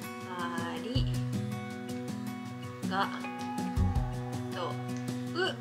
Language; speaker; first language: Japanese; native; Japanese